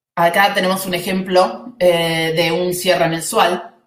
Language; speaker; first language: Spanish; native; Spanish